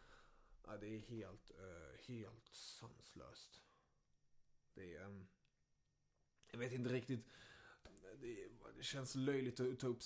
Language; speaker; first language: Swedish; early bilingual, other home language; German